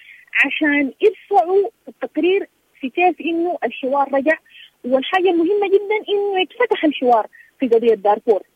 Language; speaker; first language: Arabic; native; Arabic